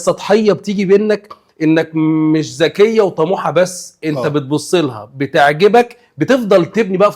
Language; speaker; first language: Arabic; native; Arabic